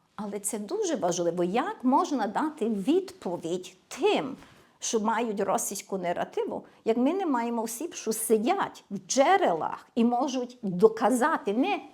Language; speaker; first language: Ukrainian; early bilingual, heritage; Ukrainian